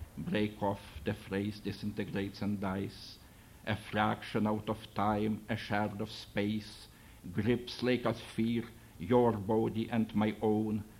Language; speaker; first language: English; non-native, fluent; Lithuanian